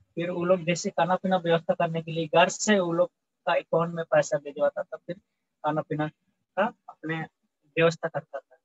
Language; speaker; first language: Hindi; native; Hindi